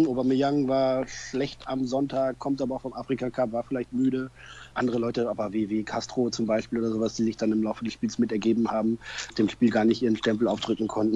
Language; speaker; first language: German; native; German